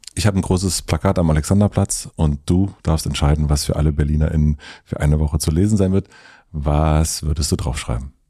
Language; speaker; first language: German; native; German